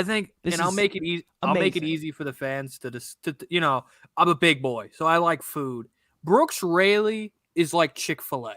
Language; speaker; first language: English; native; English